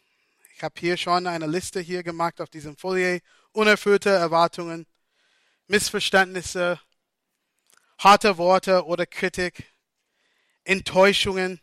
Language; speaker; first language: German; non-native, fluent; English